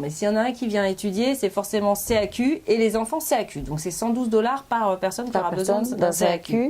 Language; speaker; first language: French; native; French